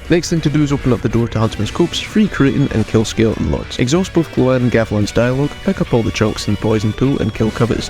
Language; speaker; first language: English; native; English